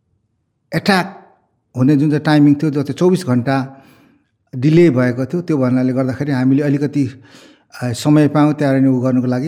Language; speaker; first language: Nepali; native; Nepali